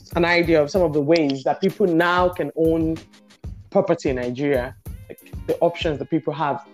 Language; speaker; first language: English; non-native, local second language; Yoruba